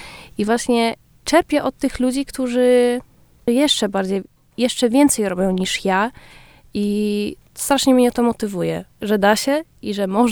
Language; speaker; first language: Polish; early bilingual, heritage; Polish